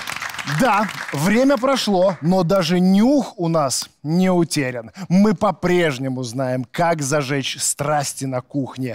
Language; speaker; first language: Russian; native; Russian